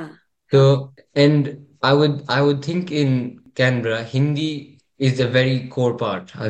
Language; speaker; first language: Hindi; early bilingual, heritage; English